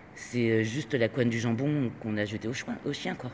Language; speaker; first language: French; non-native, fluent; Spanish